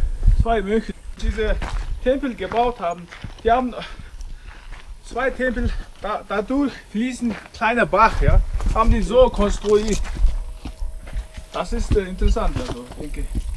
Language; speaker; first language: German; non-native, learner; Mongolian